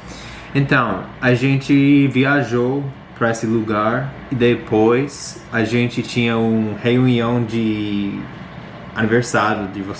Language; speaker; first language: Portuguese; non-native, learner; English